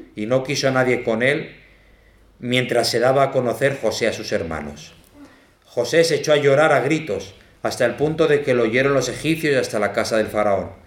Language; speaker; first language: Spanish; native; Spanish